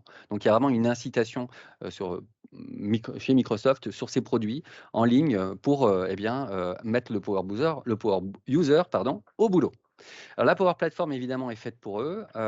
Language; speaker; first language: French; native; French